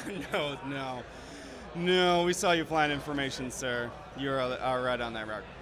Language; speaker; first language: English; native; English